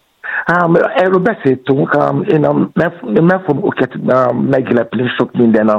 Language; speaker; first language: Hungarian; non-native, fluent; Yoruba